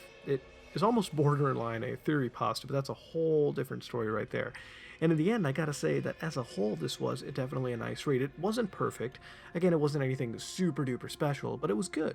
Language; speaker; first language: English; native; English